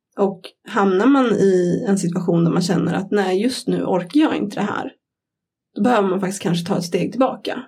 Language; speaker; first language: Swedish; native; Swedish